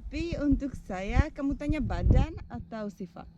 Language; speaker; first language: Indonesian; non-native, learner; Czech